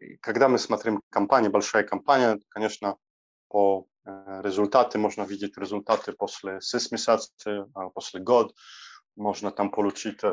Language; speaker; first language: Russian; non-native, learner; Polish